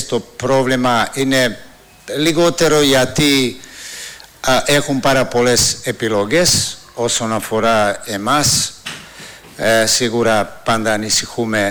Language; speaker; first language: Greek; non-native, fluent; Serbian